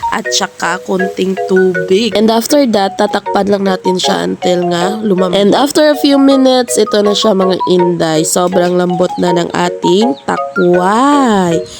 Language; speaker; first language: Filipino; non-native, local second language; Cebuano